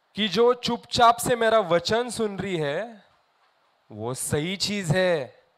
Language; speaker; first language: Hindi; non-native, local second language; Marathi